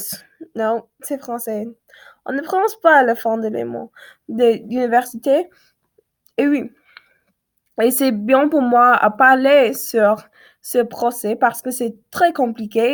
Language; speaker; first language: French; non-native, learner; English